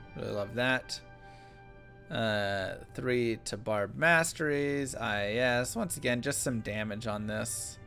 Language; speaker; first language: English; native; English